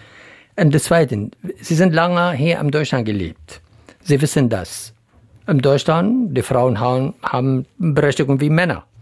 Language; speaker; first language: German; non-native, learner; Central Kurdish